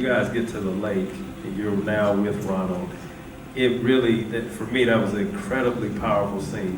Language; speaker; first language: English; native; English